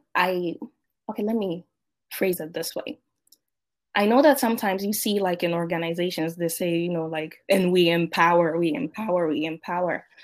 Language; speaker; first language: English; non-native, local second language; Akan